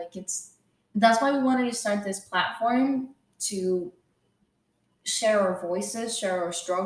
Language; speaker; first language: English; non-native, fluent; Spanish